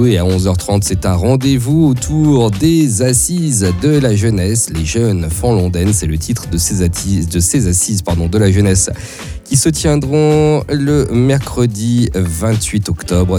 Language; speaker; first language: French; native; French